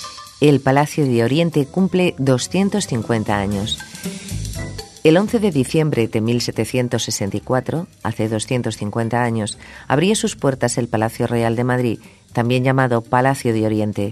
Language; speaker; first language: Spanish; native; Spanish